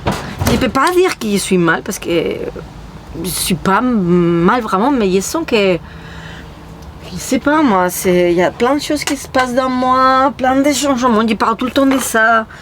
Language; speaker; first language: French; non-native, fluent; Spanish